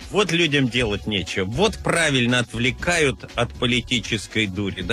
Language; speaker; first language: Russian; native; Russian